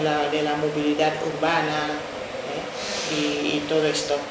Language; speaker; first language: Spanish; non-native, fluent; Wolof